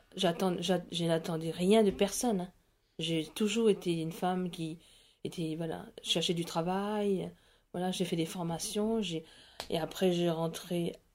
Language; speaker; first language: French; non-native, local second language; Morisyen